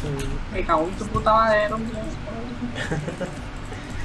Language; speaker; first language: Spanish; native; Spanish